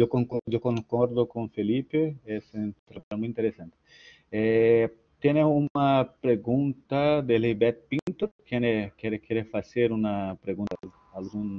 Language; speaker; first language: Spanish; non-native, learner; Portuguese